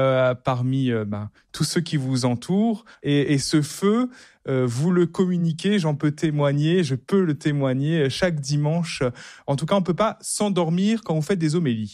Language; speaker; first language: French; native; French